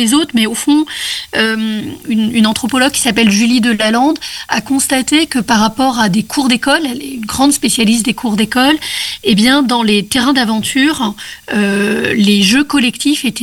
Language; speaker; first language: French; native; French